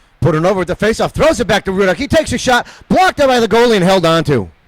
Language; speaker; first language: English; native; English